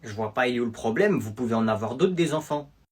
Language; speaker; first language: French; native; French